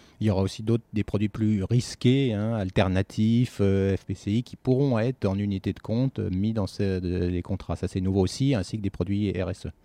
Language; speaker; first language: French; native; French